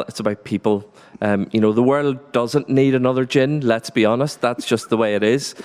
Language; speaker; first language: English; native; English